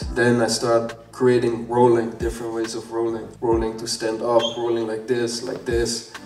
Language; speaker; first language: English; non-native, fluent; Dutch